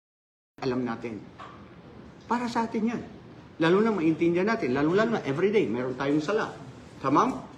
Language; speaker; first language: Filipino; non-native, local second language; Maranao